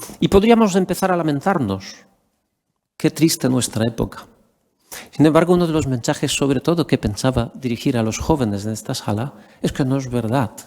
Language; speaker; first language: Spanish; non-native, fluent; Polish